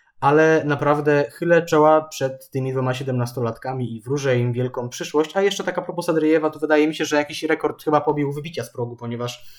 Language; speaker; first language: Polish; native; Polish